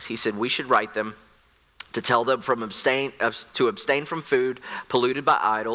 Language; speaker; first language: English; native; English